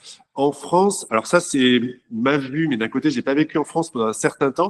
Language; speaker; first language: French; native; French